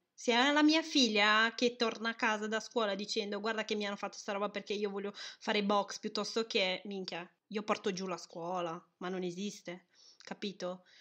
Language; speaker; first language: Italian; non-native, fluent; Portuguese